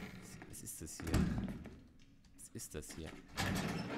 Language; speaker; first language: German; native; German